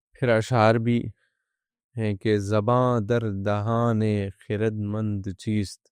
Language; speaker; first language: Urdu; non-native, local second language; Pashto